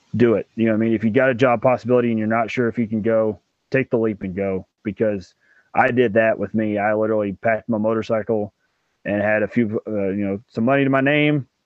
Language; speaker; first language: English; native; English